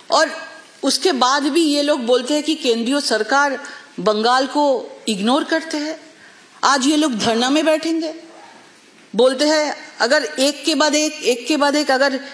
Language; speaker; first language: Hindi; native; Hindi